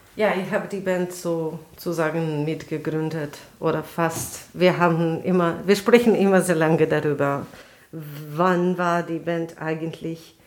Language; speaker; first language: German; non-native, fluent; Russian